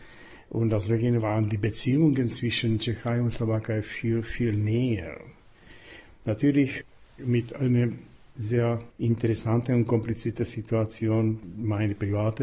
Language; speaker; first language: German; non-native, fluent; Slovak